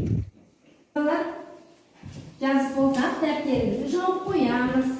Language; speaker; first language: Kazakh; native; Kazakh